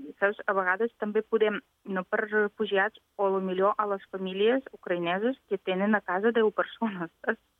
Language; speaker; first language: Catalan; non-native, fluent; Ukrainian